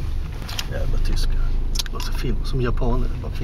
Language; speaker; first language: Swedish; native; Swedish